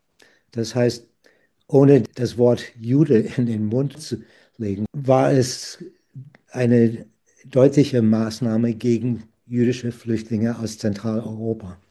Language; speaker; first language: German; non-native, fluent; English